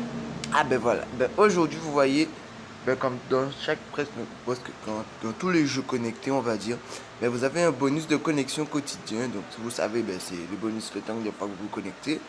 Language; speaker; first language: French; native; French